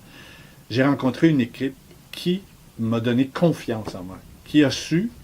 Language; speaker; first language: French; native; French